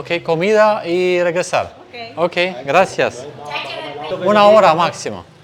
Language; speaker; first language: Spanish; non-native, learner; Romanian